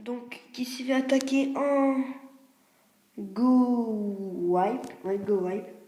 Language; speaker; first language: French; native; French